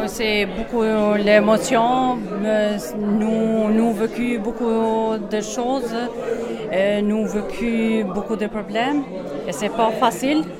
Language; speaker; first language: French; non-native, learner; Albanian